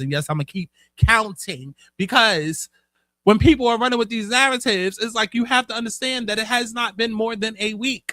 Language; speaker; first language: English; native; English